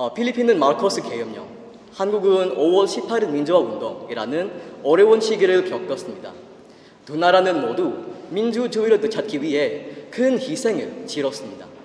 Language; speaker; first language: Korean; non-native, fluent; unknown